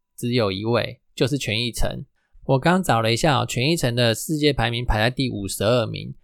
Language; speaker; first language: Chinese; non-native, local second language; Min Nan Chinese